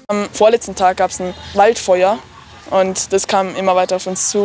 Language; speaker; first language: German; native; German